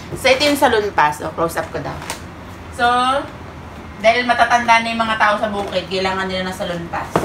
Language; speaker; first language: Filipino; native; Filipino